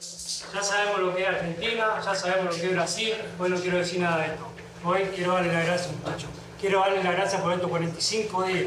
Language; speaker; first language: Spanish; native; Spanish